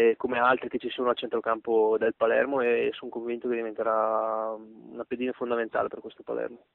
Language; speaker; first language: Italian; native; Italian